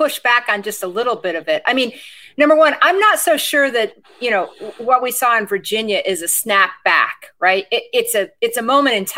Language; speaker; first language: English; native; English